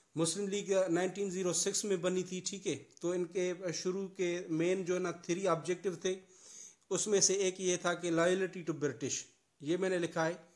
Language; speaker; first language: Urdu; non-native, local second language; Sindhi